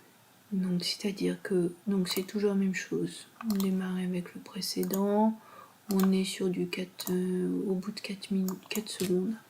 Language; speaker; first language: French; native; French